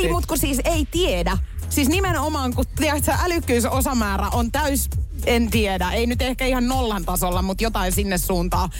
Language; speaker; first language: Finnish; native; Finnish